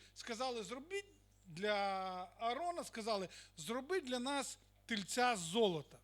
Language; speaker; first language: Ukrainian; non-native, local second language; Russian